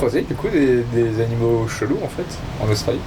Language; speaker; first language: French; native; French